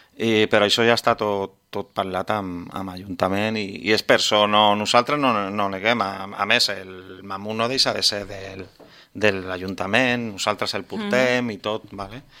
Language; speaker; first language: Catalan; non-native, local second language; Spanish